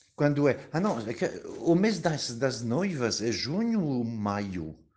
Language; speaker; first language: Portuguese; non-native, fluent; French